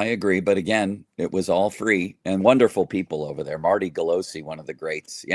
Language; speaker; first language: English; native; English